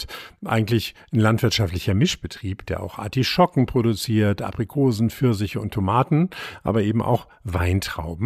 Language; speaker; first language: German; native; German